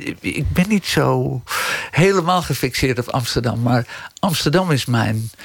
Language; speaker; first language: Dutch; native; Dutch